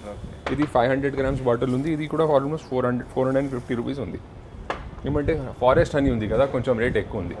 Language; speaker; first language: Telugu; non-native, local second language; Hindi